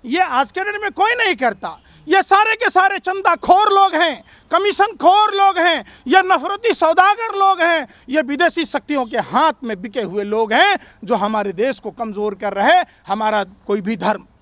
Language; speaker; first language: Hindi; native; Hindi